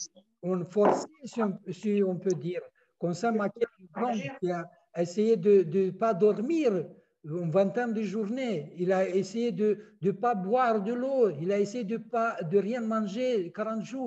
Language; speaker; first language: French; non-native, fluent; Romanian